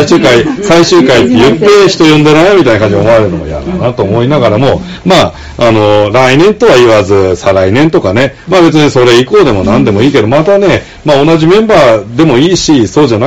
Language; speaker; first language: Japanese; native; Japanese